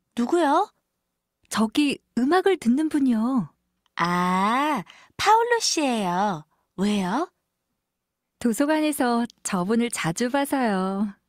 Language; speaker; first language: Korean; non-native, learner; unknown